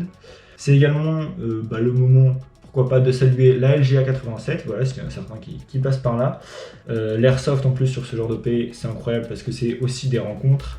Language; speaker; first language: French; native; French